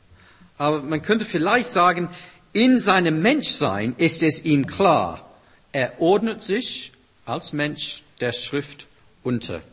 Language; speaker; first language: German; non-native, fluent; English